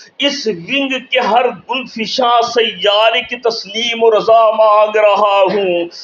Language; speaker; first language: Urdu; native; Urdu